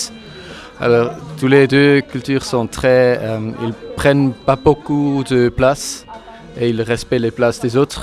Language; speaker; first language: French; non-native, local second language; German